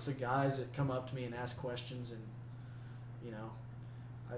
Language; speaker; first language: English; native; English